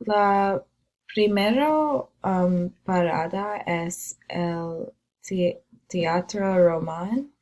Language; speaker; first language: Spanish; non-native, learner; English